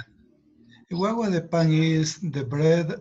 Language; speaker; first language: English; non-native, learner; Spanish